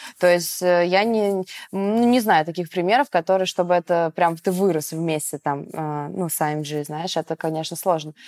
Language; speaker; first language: Russian; native; Russian